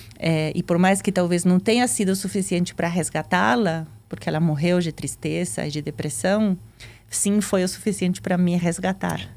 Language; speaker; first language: Portuguese; non-native, fluent; Spanish